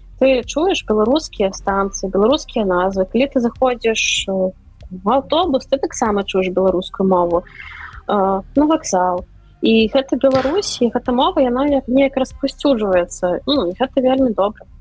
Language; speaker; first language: Belarusian; non-native, local second language; Russian